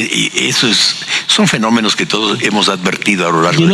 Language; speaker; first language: Spanish; native; Spanish